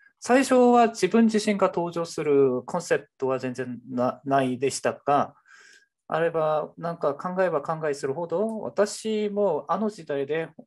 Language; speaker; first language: Japanese; non-native, fluent; Korean